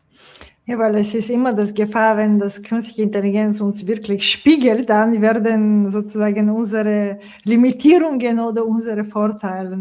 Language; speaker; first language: German; non-native, fluent; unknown